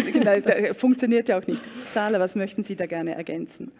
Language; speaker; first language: German; native; German